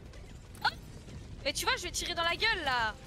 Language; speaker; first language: French; native; French